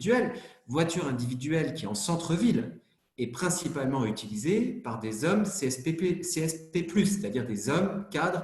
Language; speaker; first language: French; native; French